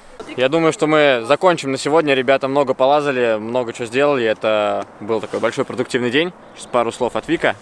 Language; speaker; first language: Russian; native; Russian